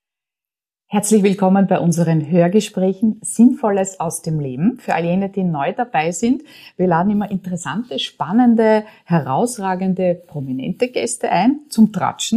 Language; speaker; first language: German; native; German